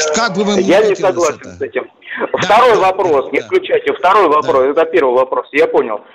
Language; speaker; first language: Russian; native; Russian